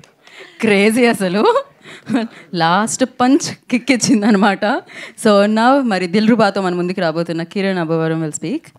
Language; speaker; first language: Telugu; native; Telugu